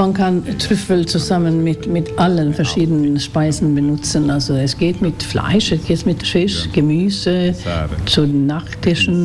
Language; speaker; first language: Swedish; non-native, learner; German